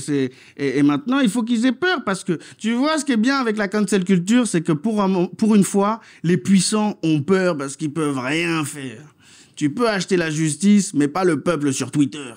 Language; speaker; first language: French; native; French